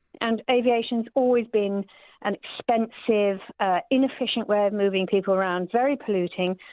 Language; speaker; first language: English; native; English